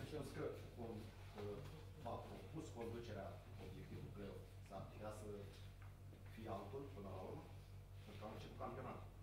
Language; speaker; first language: Romanian; native; Romanian